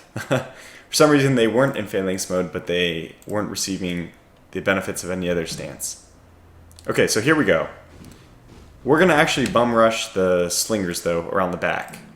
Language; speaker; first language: English; native; English